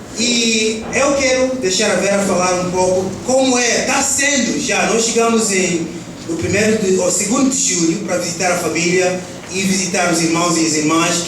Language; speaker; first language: Portuguese; early bilingual, heritage; Portuguese